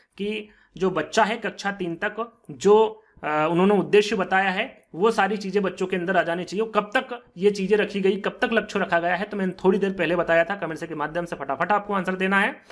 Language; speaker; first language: Hindi; native; Hindi